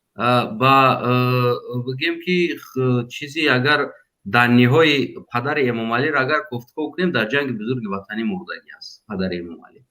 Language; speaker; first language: Tajik; native; Tajik